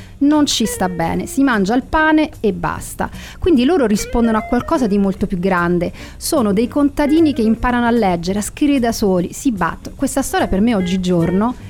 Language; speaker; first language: Italian; native; Italian